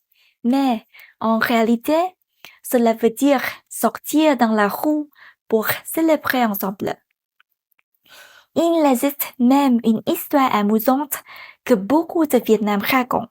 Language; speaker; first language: French; non-native, fluent; Vietnamese